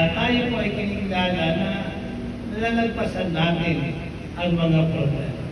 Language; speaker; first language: Filipino; non-native, local second language; Waray